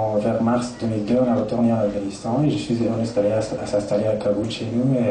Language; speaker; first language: French; non-native, fluent; Persian